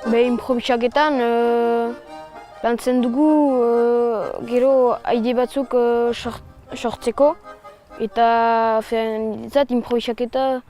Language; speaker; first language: Basque; non-native, local second language; French